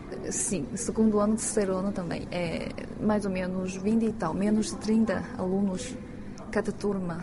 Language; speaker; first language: Portuguese; non-native, fluent; Chinese